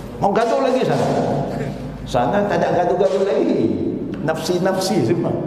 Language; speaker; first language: Malay; non-native, local second language; Chinese